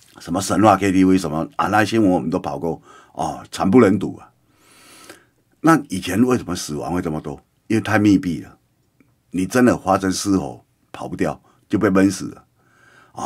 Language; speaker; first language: Chinese; native; Chinese